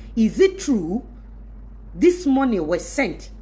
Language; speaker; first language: English; non-native, local second language; Yoruba